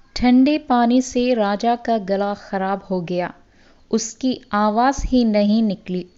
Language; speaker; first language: Hindi; non-native, local second language; Malayalam